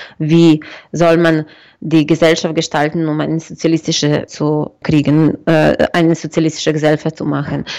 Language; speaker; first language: German; non-native, fluent; Slovenian